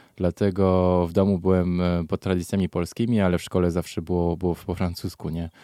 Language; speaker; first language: Polish; early bilingual, heritage; Polish